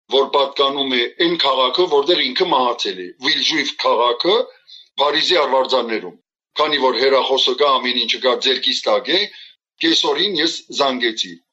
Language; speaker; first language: Armenian; early bilingual, heritage; Armenian